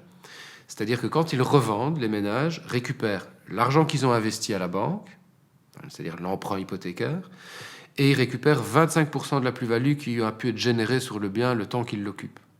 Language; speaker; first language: French; native; French